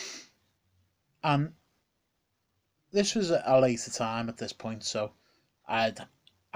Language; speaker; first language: English; native; English